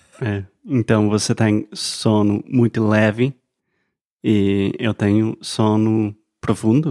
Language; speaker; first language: Portuguese; non-native, fluent; English